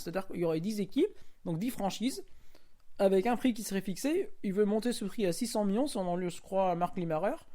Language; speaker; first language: French; native; French